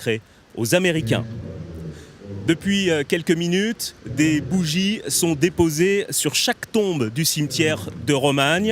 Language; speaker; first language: French; native; French